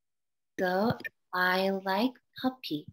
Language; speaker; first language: English; non-native, learner; Korean